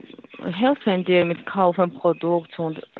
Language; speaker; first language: German; non-native, learner; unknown